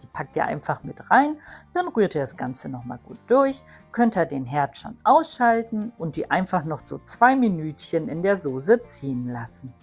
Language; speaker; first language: German; native; German